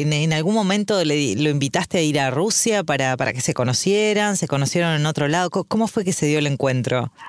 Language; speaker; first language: Spanish; native; Spanish